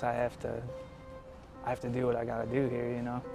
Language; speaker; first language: English; native; English